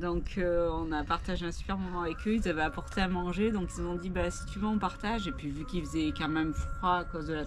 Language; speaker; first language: French; native; French